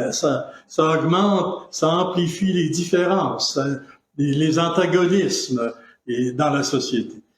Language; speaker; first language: French; native; French